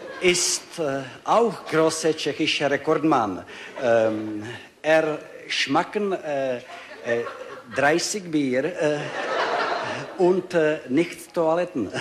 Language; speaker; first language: German; non-native, learner; Czech